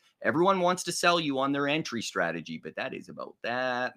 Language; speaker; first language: English; native; English